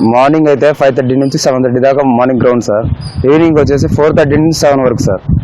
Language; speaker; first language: Telugu; native; Telugu